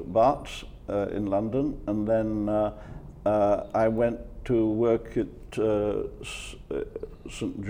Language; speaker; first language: English; native; English